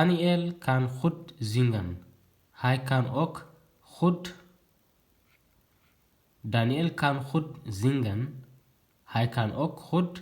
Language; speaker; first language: Dutch; non-native, learner; Tigrinya